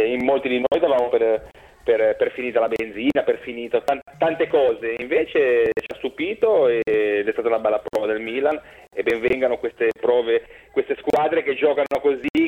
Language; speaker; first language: Italian; native; Italian